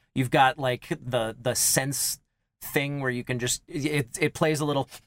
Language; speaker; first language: English; native; English